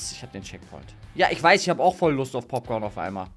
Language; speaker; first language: German; native; German